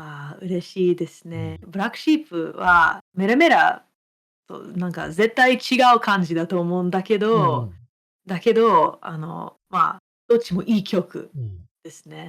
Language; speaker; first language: Japanese; non-native, fluent; English